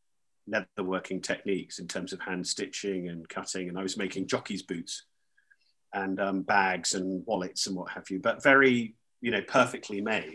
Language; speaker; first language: English; native; English